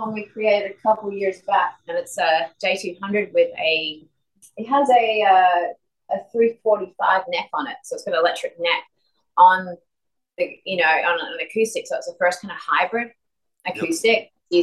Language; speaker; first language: English; native; English